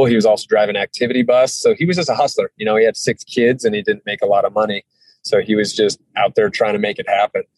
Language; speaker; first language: English; native; English